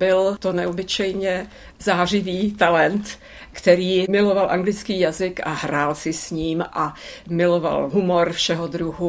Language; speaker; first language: Czech; native; Czech